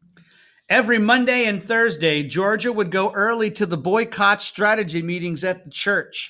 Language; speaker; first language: English; native; English